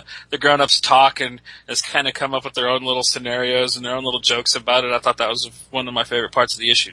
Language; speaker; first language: English; native; English